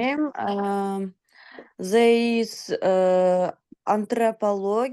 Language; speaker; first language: English; non-native, learner; Kazakh